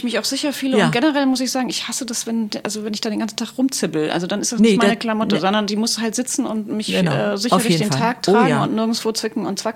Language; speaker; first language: German; native; German